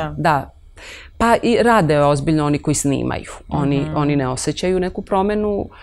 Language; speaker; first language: Serbian; non-native, local second language; Romanian